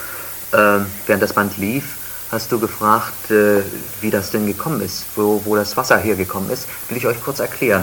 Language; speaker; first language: German; native; German